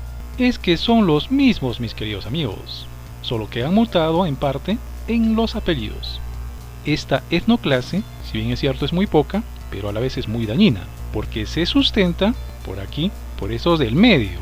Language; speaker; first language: Spanish; native; Spanish